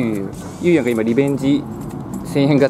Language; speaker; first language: Japanese; native; Japanese